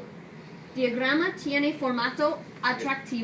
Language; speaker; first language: Spanish; non-native, fluent; English